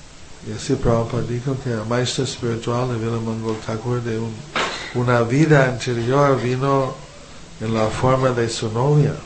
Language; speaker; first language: Spanish; non-native, fluent; English